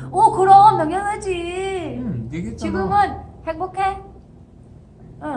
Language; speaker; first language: Korean; non-native, learner; Thai